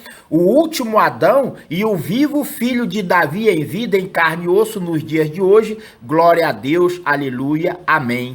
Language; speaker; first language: Portuguese; native; Portuguese